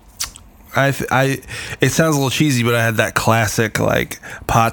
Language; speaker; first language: English; native; English